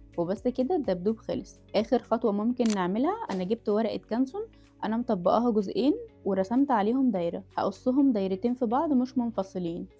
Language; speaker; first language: Arabic; native; Arabic